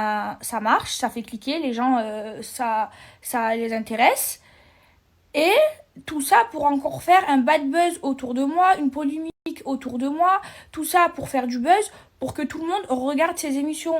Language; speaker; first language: French; native; French